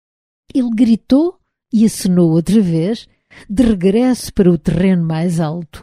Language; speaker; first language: Portuguese; native; Portuguese